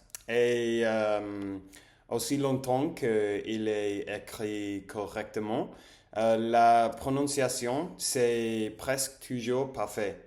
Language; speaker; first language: French; non-native, learner; English